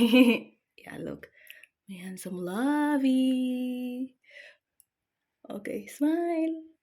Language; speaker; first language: English; non-native, local second language; Filipino